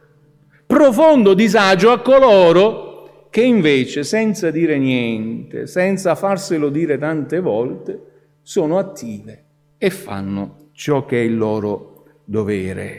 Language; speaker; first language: Italian; native; Italian